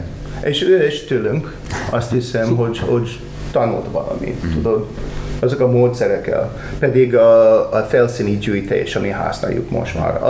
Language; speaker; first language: Hungarian; non-native, learner; English